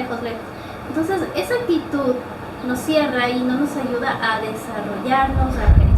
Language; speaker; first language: Spanish; native; Spanish